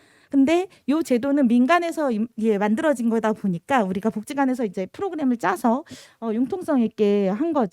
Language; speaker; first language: Korean; native; Korean